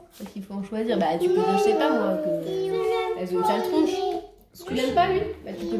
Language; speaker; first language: French; native; French